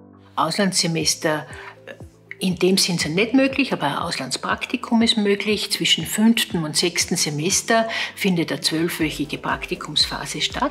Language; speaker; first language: German; native; German